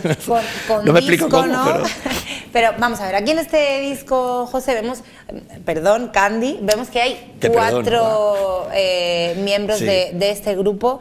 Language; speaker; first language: Spanish; native; Spanish